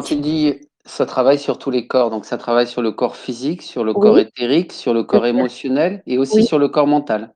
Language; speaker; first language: French; native; French